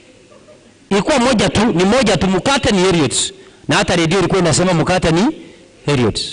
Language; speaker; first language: Swahili; non-native, local second language; Gusii